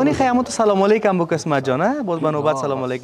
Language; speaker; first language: Persian; native; Persian